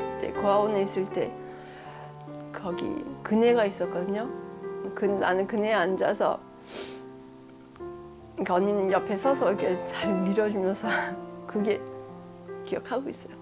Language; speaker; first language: Korean; early bilingual, heritage; Korean